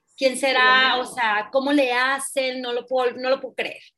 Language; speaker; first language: Spanish; native; Spanish